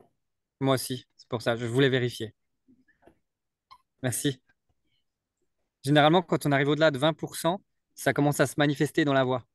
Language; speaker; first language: French; native; French